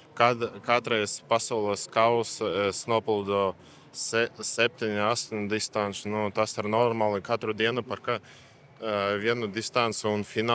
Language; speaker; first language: Latvian; non-native, local second language; Russian